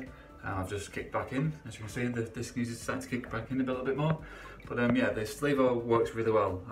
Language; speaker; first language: English; native; English